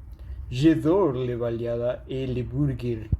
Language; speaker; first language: French; non-native, learner; Spanish